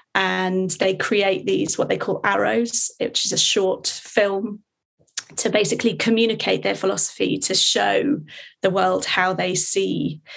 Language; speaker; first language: English; native; English